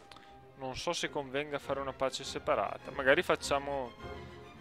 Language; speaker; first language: Italian; native; Italian